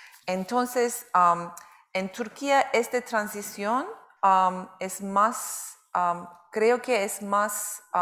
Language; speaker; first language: Spanish; non-native, learner; Turkish